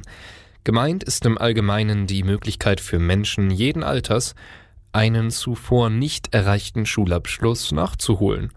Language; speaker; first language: German; native; German